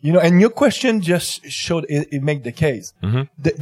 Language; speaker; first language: English; non-native, fluent; French